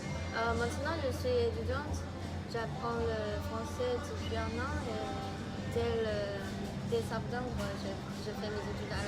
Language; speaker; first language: French; non-native, learner; Chinese